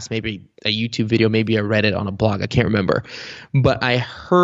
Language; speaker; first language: English; early bilingual, other home language; Bulgarian